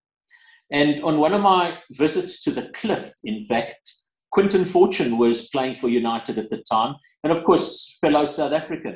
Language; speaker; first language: English; native; English